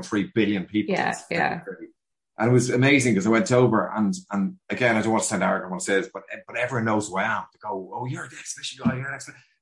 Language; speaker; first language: English; native; English